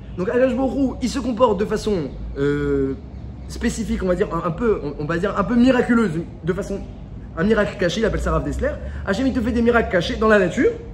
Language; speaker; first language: French; native; French